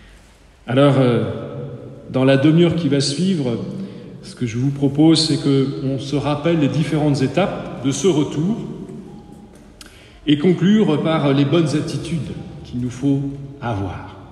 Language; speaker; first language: French; native; French